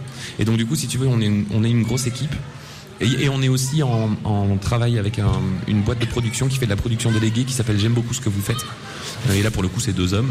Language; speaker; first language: French; native; French